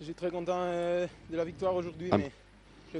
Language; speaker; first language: French; non-native, learner; Spanish